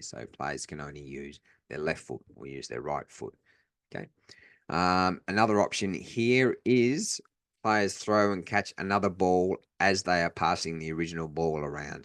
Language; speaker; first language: English; native; English